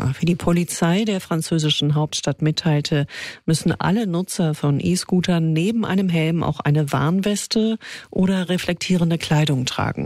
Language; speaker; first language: German; native; German